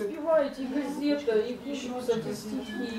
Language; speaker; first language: Russian; native; Russian